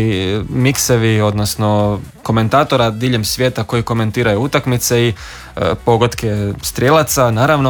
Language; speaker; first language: Serbian; native; Serbian